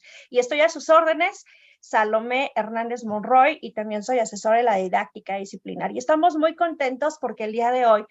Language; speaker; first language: Spanish; native; Spanish